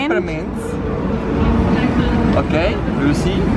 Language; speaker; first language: English; non-native, learner; Czech